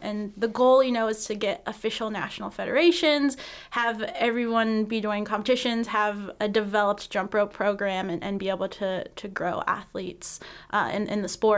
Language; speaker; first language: English; native; English